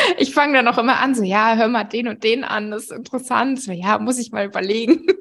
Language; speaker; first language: German; native; German